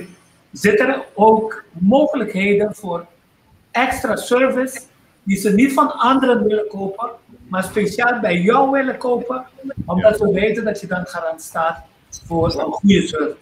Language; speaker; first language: Dutch; non-native, local second language; Papiamento